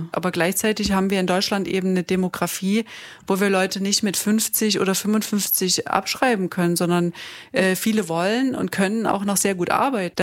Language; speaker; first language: German; native; German